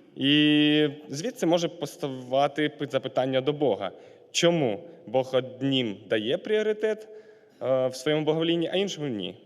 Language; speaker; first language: Ukrainian; non-native, local second language; Russian